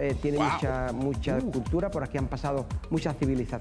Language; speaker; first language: Spanish; native; Spanish